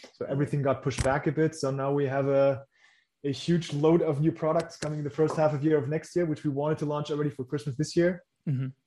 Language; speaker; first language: English; non-native, fluent; German